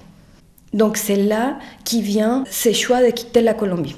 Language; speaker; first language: French; non-native, fluent; Spanish